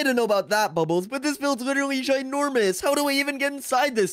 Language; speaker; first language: English; native; English